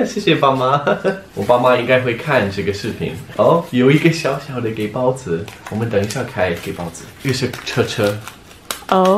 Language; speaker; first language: Chinese; non-native, fluent; English